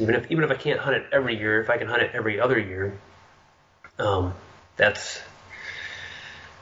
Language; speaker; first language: English; native; English